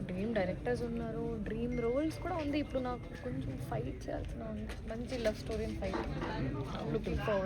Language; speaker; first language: Telugu; non-native, fluent; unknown